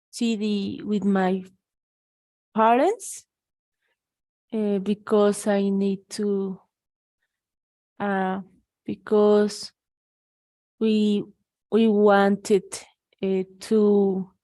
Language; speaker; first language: English; non-native, learner; Spanish